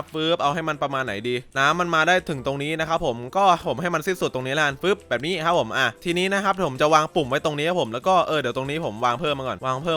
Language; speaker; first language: Thai; native; Thai